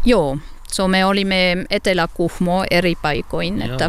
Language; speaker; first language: Finnish; non-native, learner; French